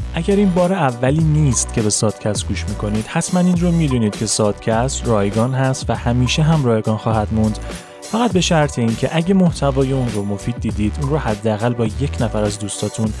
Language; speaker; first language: Persian; native; Persian